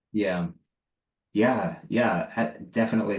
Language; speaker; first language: English; native; English